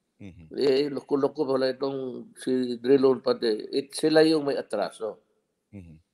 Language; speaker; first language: Filipino; non-native, local second language; Cebuano